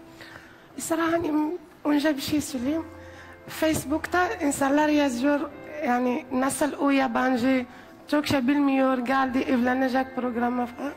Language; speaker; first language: Turkish; non-native, learner; Arabic